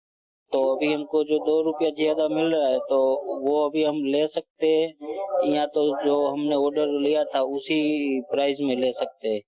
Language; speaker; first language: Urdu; non-native, local second language; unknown